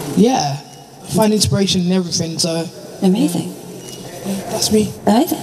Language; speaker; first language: English; native; English